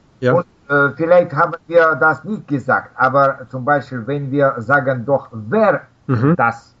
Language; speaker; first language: German; non-native, learner; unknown